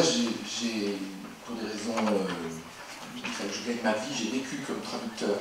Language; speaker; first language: French; native; French